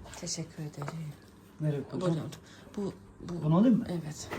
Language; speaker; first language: Turkish; non-native, learner; Persian